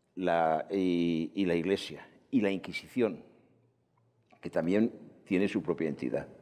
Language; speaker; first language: Spanish; native; Spanish